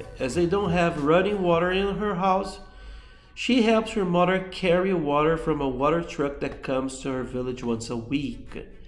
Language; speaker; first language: English; non-native, fluent; Portuguese